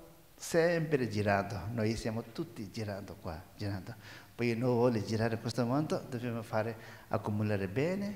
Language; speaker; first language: Italian; non-native, learner; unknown